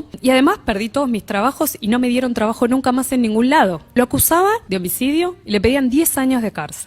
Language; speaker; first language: Spanish; native; Spanish